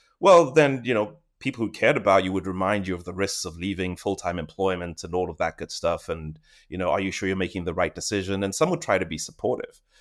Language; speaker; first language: English; non-native, local second language; Shona